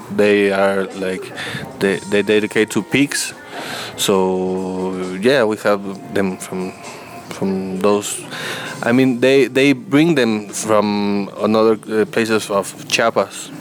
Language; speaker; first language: English; non-native, learner; Spanish